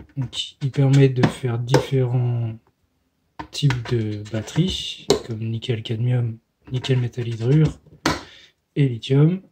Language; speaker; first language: French; native; French